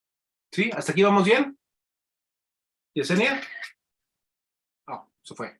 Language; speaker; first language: Spanish; native; Spanish